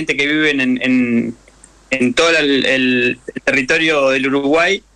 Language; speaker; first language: Spanish; native; Spanish